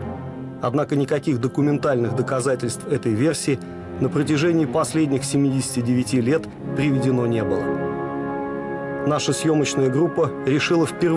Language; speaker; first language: Russian; native; Russian